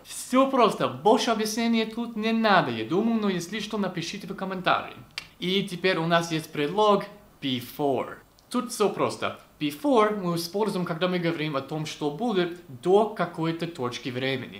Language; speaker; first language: Russian; non-native, fluent; English